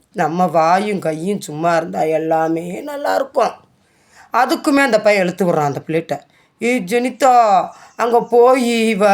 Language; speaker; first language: Tamil; native; Tamil